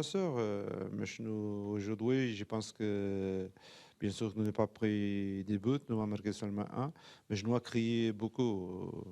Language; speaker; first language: French; non-native, fluent; Portuguese